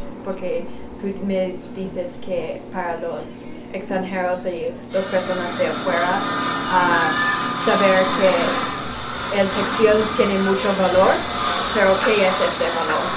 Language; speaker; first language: Spanish; non-native, learner; English